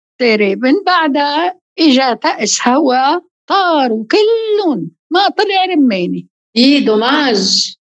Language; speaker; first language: Arabic; native; Arabic